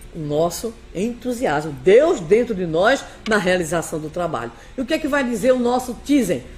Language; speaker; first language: Portuguese; native; Portuguese